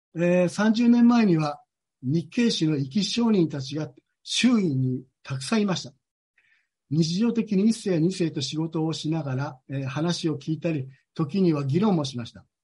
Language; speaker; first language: Japanese; native; Japanese